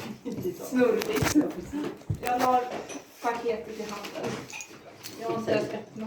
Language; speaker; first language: Swedish; native; Swedish